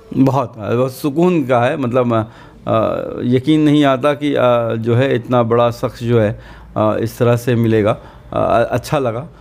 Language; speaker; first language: Hindi; native; Hindi